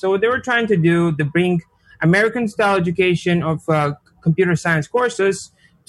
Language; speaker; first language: English; non-native, fluent; Georgian